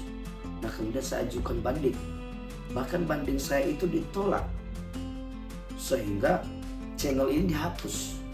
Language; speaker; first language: Indonesian; native; Indonesian